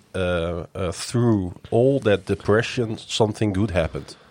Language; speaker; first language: English; non-native, fluent; Dutch